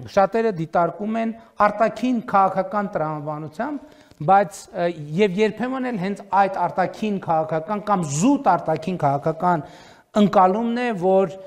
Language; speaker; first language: Armenian; native; Armenian